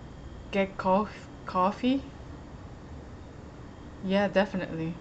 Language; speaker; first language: English; non-native, fluent; Japanese